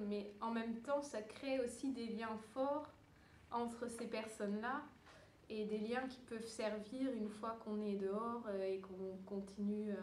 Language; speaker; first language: French; early bilingual, other home language; Dutch